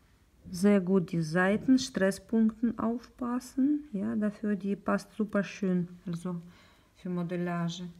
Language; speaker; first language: German; non-native, learner; Russian